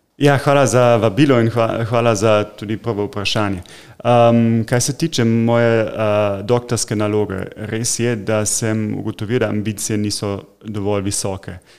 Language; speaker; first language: Slovenian; non-native, fluent; German